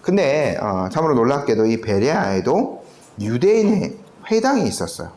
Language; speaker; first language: Korean; native; Korean